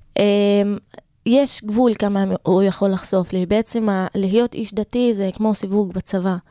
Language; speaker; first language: Hebrew; non-native, local second language; Arabic